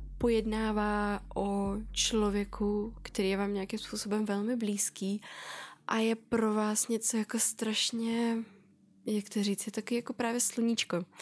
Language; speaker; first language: Czech; early bilingual, other home language; Russian